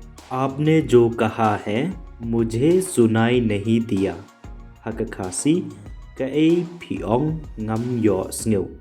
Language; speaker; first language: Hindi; non-native, local second language; Khasi